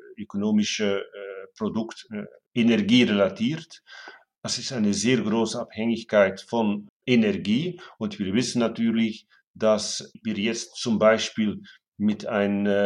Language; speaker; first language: German; non-native, fluent; Dutch